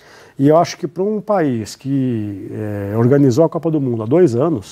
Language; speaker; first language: Portuguese; native; Portuguese